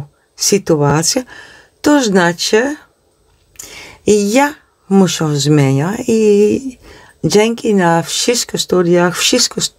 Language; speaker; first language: Polish; non-native, learner; Dutch